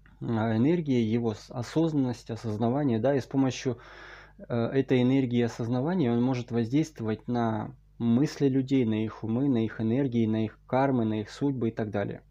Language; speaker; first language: Russian; native; Russian